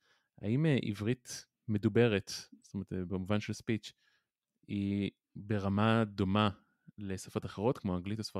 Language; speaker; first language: Hebrew; native; Hebrew